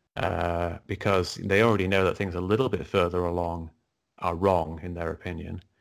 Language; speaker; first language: English; native; English